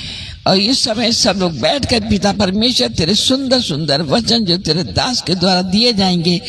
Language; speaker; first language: Hindi; native; Hindi